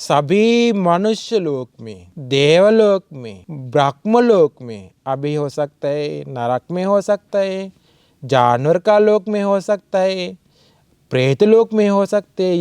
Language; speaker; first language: Hindi; non-native, fluent; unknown